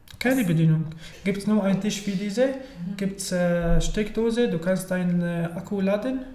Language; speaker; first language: German; non-native, learner; Arabic